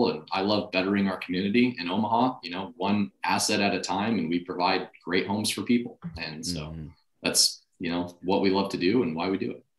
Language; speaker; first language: English; native; English